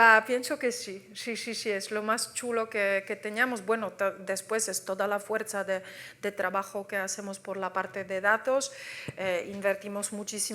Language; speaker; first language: Spanish; non-native, fluent; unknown